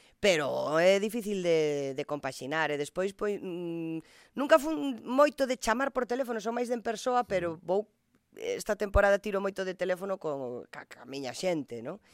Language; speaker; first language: Galician; non-native, local second language; Spanish